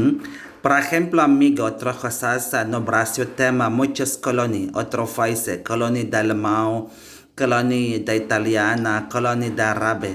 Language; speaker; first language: Portuguese; non-native, learner; Indonesian